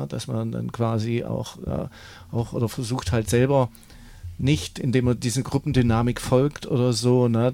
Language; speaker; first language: German; native; German